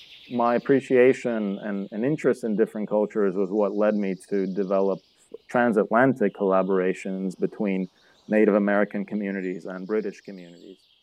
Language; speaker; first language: English; early bilingual, other home language; Bulgarian